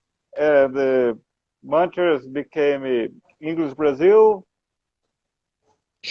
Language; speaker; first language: English; non-native, learner; Portuguese